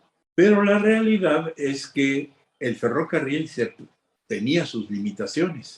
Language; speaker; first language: Spanish; native; Spanish